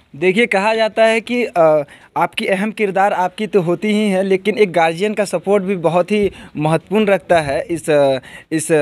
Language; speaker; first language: Hindi; native; Hindi